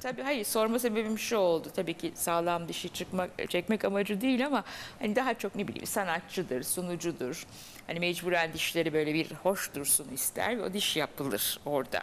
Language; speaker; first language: Turkish; native; Turkish